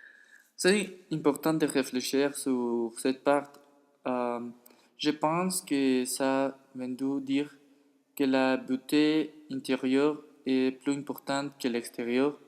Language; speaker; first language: French; non-native, learner; Spanish